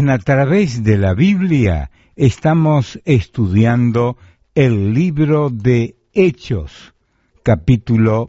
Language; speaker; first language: Spanish; native; Spanish